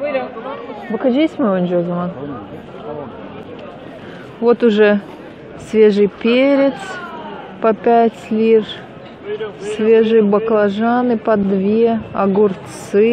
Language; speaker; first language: Russian; native; Russian